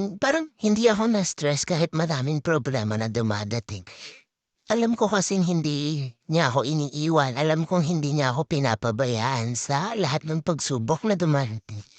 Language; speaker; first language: Filipino; native; Filipino